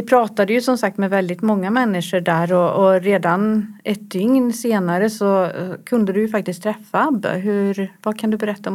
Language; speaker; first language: Swedish; native; Swedish